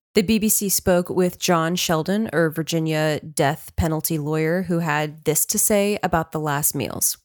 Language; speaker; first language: English; native; English